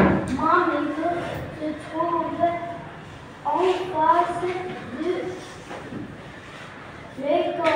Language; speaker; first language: French; non-native, learner; Arabic